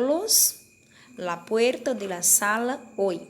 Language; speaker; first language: Spanish; non-native, fluent; Portuguese